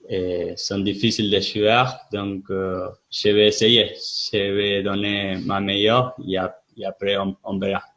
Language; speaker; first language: French; non-native, fluent; Spanish